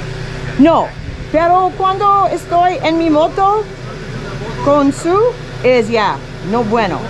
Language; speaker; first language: Spanish; non-native, learner; English